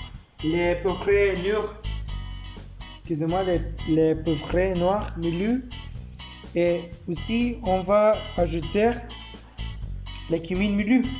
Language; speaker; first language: French; non-native, learner; Spanish